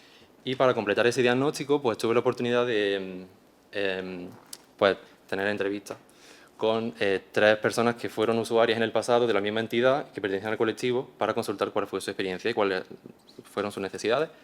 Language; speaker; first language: Spanish; native; Spanish